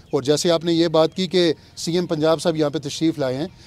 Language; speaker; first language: Urdu; native; Urdu